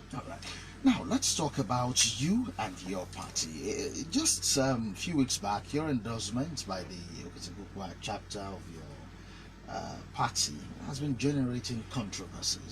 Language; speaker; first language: English; non-native, local second language; Yoruba